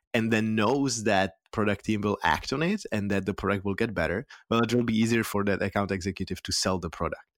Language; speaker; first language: English; non-native, fluent; Czech